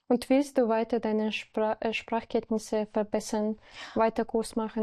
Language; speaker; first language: German; non-native, learner; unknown